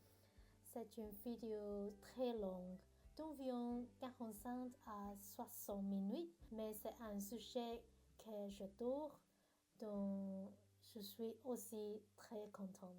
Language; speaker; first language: French; non-native, learner; Cantonese